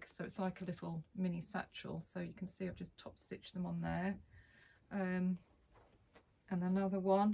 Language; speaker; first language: English; native; English